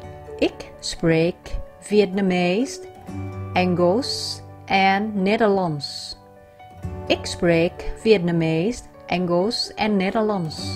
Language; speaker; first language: Dutch; non-native, learner; Vietnamese